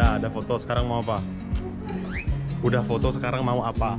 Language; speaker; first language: Indonesian; non-native, fluent; Turkish